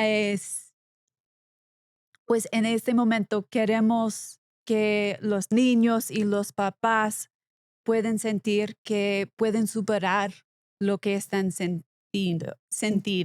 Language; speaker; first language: Spanish; non-native, learner; English